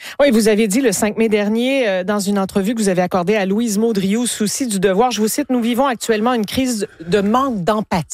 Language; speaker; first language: French; native; French